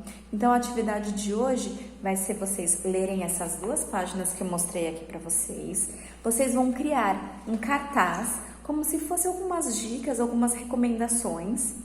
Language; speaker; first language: Portuguese; native; Portuguese